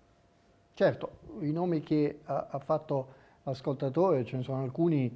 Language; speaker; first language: Italian; native; Italian